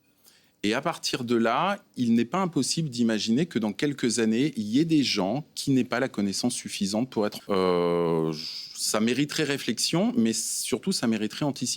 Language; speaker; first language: French; native; French